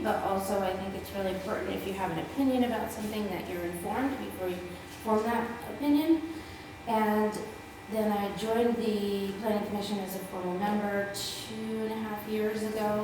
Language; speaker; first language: English; native; English